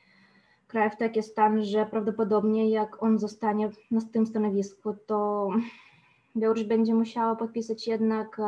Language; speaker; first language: Polish; non-native, fluent; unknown